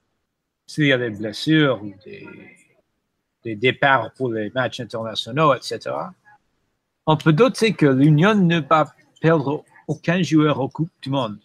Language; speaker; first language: French; non-native, fluent; English